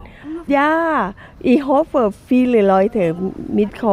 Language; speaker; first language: German; non-native, learner; Thai